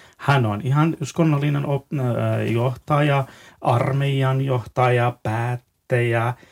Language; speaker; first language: Finnish; non-native, fluent; Persian